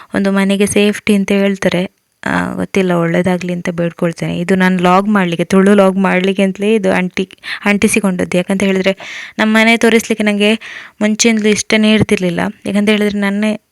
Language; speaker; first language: Kannada; non-native, local second language; Tulu